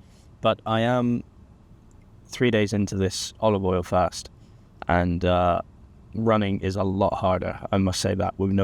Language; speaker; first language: English; native; English